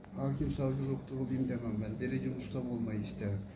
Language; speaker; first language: Turkish; native; Turkish